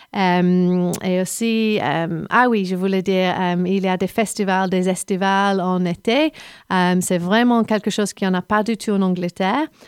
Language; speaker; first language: French; non-native, fluent; English